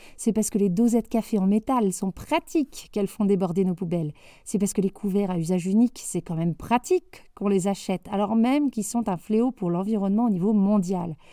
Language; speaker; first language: French; native; French